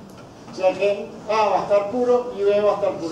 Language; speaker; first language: Spanish; native; Spanish